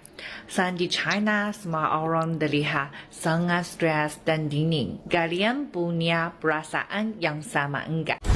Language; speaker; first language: Indonesian; non-native, fluent; Chinese